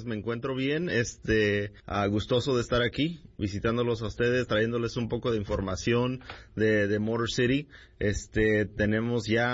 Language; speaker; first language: Spanish; early bilingual, heritage; Spanish